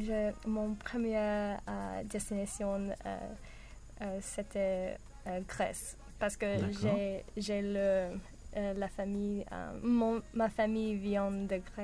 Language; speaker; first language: French; non-native, learner; English